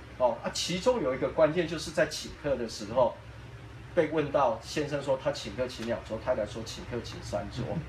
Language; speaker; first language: Chinese; native; Chinese